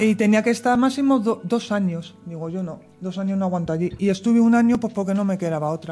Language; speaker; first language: Spanish; native; Spanish